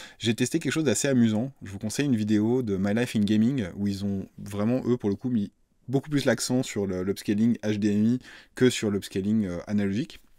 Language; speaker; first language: French; native; French